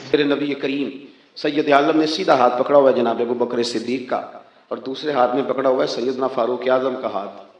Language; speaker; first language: Urdu; non-native, local second language; Punjabi